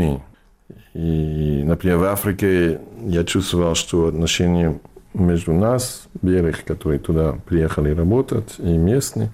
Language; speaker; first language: Russian; non-native, fluent; English